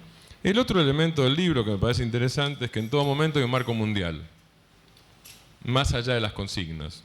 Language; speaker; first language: Spanish; native; Spanish